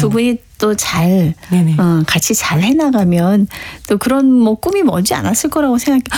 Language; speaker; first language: Korean; native; Korean